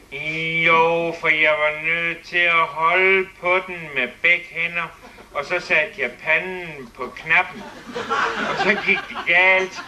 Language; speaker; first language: Danish; native; Danish